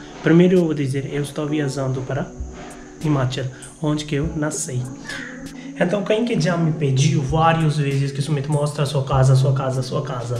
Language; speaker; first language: Portuguese; non-native, learner; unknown